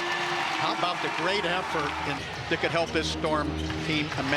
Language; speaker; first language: English; native; English